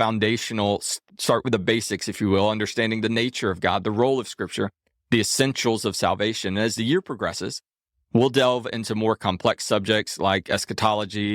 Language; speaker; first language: English; native; English